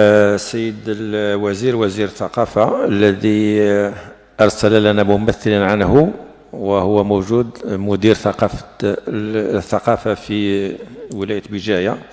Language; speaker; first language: Arabic; non-native, local second language; Kabyle